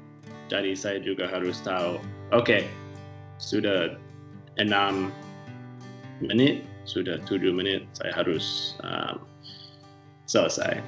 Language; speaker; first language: Indonesian; non-native, learner; English